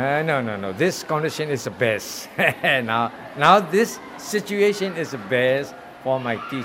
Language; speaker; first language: English; non-native, learner; Burmese